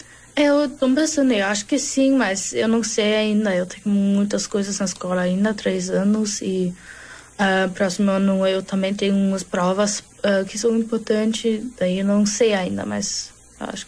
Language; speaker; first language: Portuguese; early bilingual, heritage; German